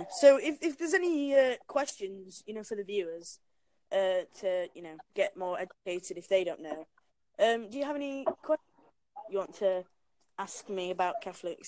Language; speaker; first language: English; native; English